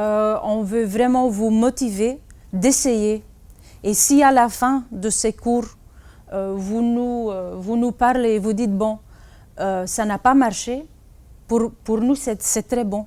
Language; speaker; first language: French; non-native, fluent; Dutch